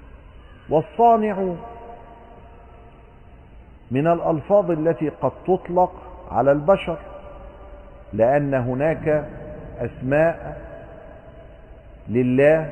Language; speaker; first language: Arabic; native; Arabic